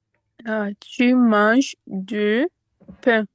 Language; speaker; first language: French; non-native, learner; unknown